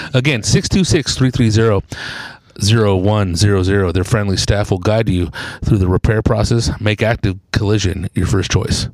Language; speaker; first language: English; early bilingual, other home language; Spanish